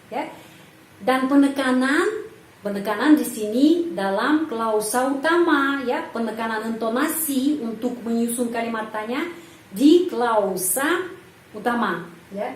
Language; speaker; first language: Indonesian; non-native, fluent; Russian